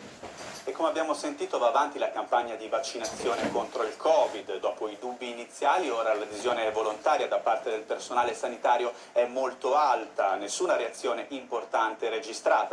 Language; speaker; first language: Italian; native; Italian